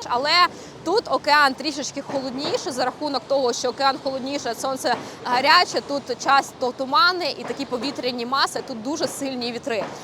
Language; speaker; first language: Ukrainian; native; Ukrainian